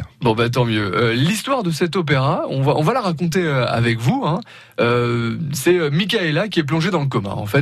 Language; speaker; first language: French; native; French